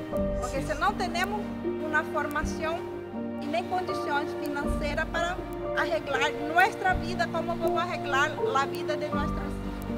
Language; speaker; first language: Spanish; non-native, learner; Portuguese